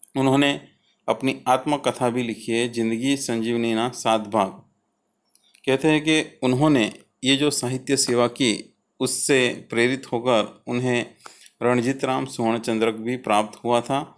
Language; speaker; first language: Hindi; non-native, local second language; Gujarati